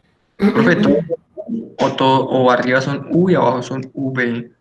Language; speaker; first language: Spanish; native; Spanish